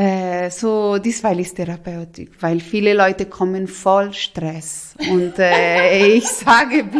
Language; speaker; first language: German; non-native, local second language; Italian